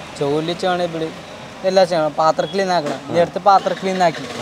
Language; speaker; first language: Malayalam; non-native, learner; Odia